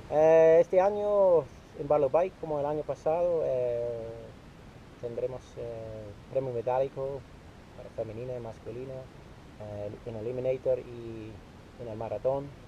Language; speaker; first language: Spanish; non-native, fluent; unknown